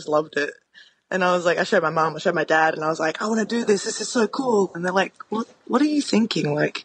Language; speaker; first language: English; native; English